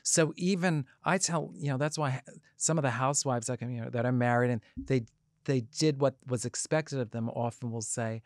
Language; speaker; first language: English; native; English